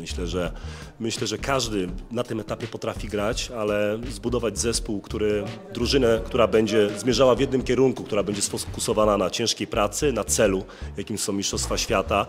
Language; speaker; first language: Polish; native; Polish